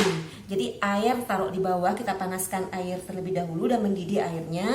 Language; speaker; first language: Indonesian; native; Indonesian